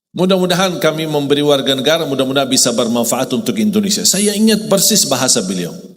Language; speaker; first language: Malay; non-native, fluent; Arabic